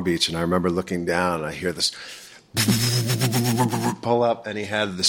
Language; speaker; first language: English; native; English